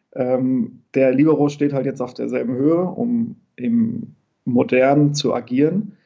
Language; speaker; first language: German; native; German